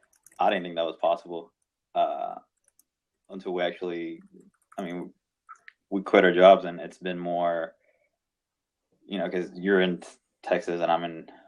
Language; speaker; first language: English; non-native, local second language; Spanish